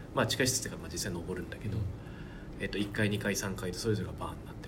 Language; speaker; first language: Japanese; native; Japanese